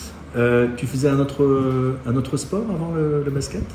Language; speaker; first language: French; native; French